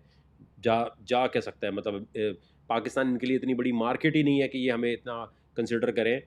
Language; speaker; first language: Urdu; native; Urdu